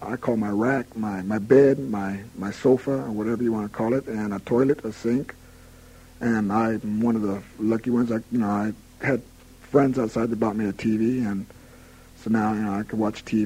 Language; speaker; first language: English; native; English